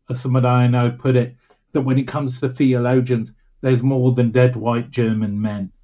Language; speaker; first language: English; native; English